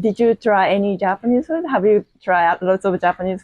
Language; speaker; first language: English; non-native, fluent; Japanese